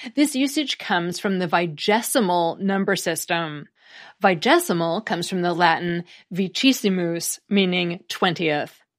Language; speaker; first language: English; native; English